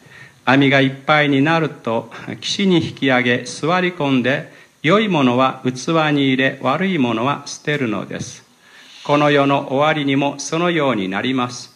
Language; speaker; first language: Japanese; native; Japanese